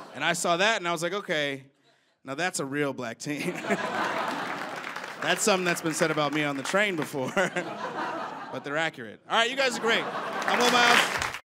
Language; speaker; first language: English; native; English